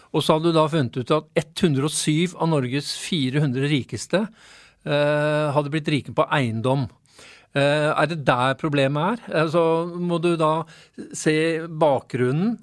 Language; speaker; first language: Norwegian; native; Norwegian